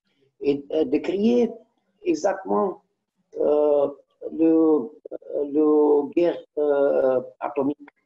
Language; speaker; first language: French; non-native, learner; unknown